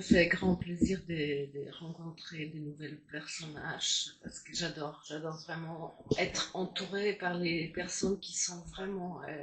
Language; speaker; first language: French; non-native, fluent; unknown